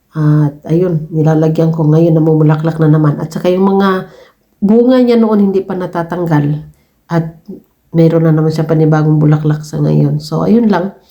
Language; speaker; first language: Filipino; native; Filipino